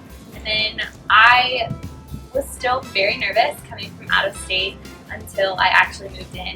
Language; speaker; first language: English; native; English